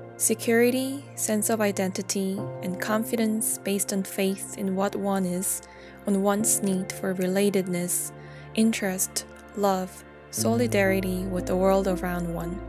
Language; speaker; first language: English; non-native, fluent; Korean